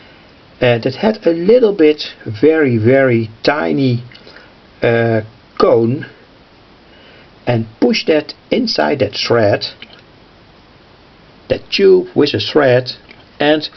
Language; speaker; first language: English; non-native, fluent; Dutch